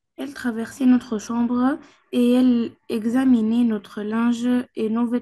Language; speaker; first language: French; non-native, learner; Arabic